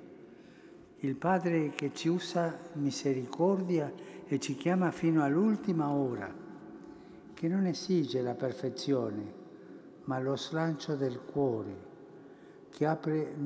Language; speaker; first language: Italian; early bilingual, heritage; Spanish